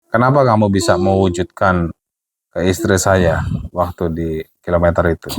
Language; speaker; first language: Indonesian; native; Indonesian